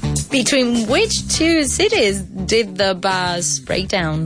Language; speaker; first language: English; non-native, fluent; Spanish